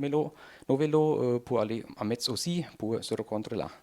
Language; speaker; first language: French; non-native, learner; German